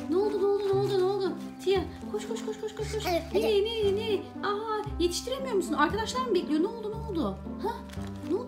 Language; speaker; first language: Turkish; native; Turkish